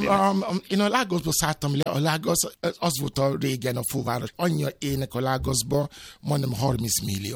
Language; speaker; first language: Hungarian; non-native, fluent; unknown